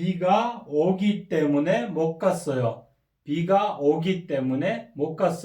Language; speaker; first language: Korean; non-native, fluent; Kyrgyz